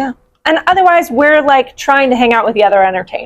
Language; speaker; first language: English; native; English